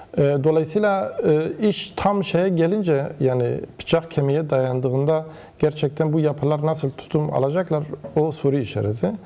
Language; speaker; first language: Turkish; non-native, local second language; Kurdish